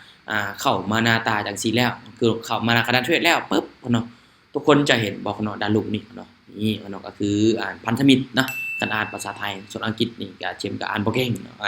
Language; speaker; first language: Thai; non-native, local second language; Lao